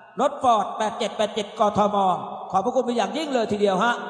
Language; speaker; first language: Thai; native; Thai